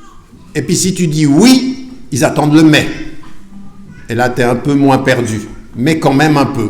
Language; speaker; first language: French; native; French